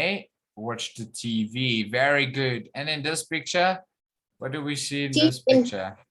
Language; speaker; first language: English; non-native, fluent; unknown